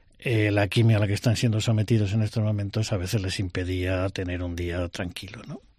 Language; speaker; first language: Spanish; native; Spanish